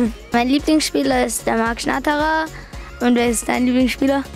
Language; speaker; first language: German; native; German